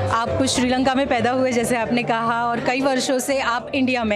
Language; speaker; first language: Hindi; native; Hindi